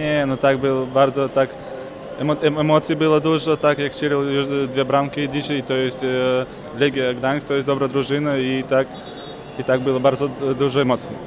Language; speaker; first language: Polish; non-native, learner; Slovak